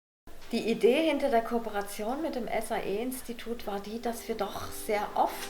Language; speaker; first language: German; native; German